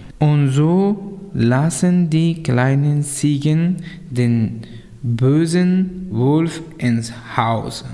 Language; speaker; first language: German; non-native, learner; Persian